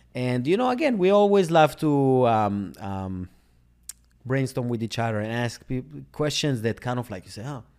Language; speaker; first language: English; non-native, fluent; Hebrew